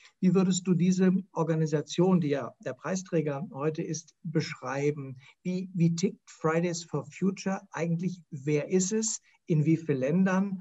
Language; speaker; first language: German; native; German